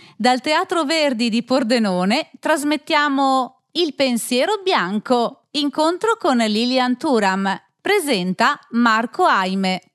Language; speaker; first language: Italian; native; Italian